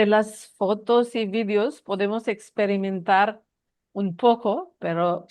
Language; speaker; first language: Spanish; non-native, learner; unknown